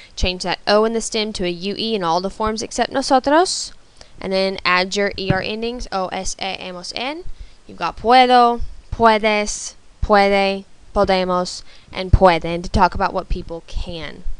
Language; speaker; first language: English; native; English